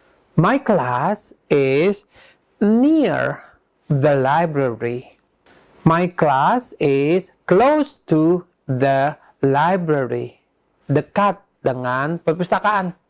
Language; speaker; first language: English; non-native, fluent; Indonesian